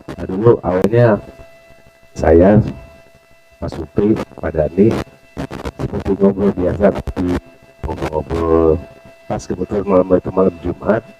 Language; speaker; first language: Indonesian; native; Indonesian